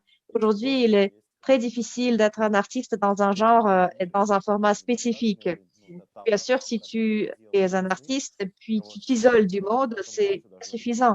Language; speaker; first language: French; native; French